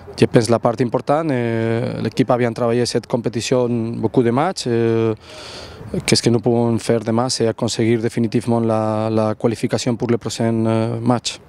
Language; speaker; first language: French; non-native, learner; Catalan